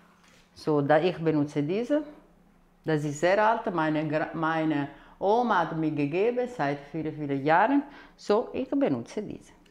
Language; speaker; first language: German; non-native, fluent; Italian